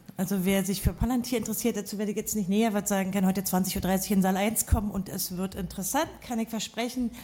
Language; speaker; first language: German; native; German